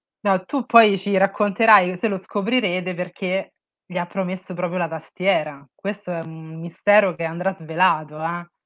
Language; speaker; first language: Italian; native; Italian